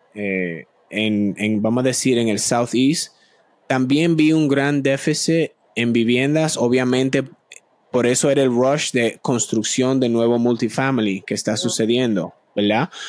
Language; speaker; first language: Spanish; native; Spanish